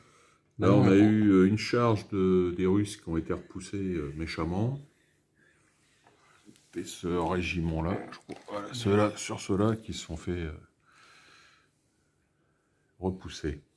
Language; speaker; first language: French; native; French